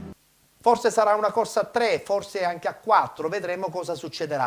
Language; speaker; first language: Italian; native; Italian